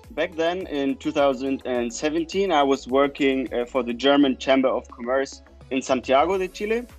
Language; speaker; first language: English; non-native, fluent; German